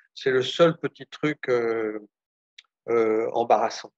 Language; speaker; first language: French; native; French